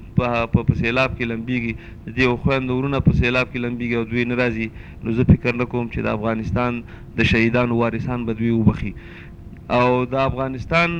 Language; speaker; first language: Pashto; non-native, local second language; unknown